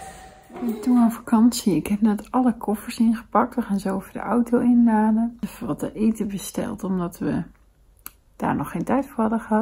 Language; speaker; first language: Dutch; native; Dutch